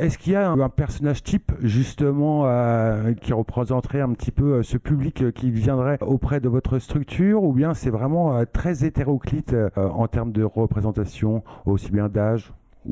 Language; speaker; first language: French; native; French